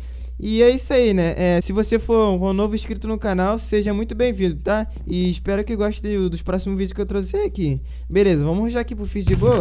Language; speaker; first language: Portuguese; native; Portuguese